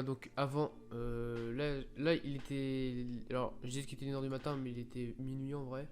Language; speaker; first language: French; native; French